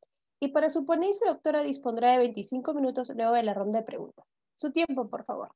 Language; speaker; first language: Spanish; native; Spanish